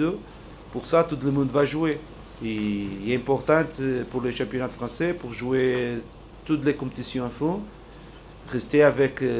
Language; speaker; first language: French; non-native, learner; Portuguese